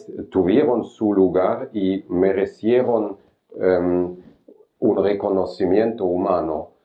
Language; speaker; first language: Spanish; non-native, fluent; German